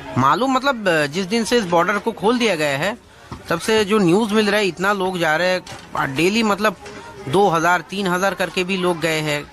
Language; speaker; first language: Hindi; early bilingual, other home language; Bangla